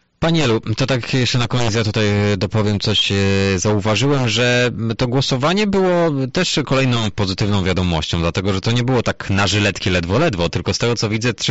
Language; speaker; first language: Polish; native; Polish